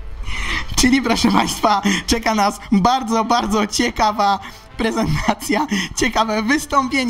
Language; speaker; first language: Polish; native; Polish